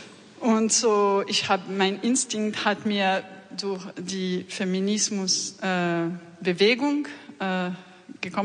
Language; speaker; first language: German; non-native, fluent; French